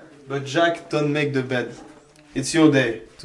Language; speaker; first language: English; non-native, learner; French